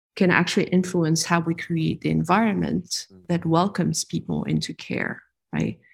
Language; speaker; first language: English; non-native, fluent; French